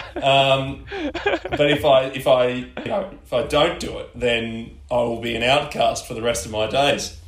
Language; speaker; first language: English; native; English